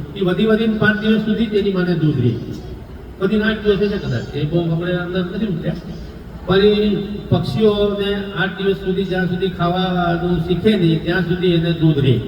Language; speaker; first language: Gujarati; native; Gujarati